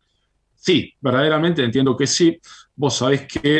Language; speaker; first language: Spanish; native; Spanish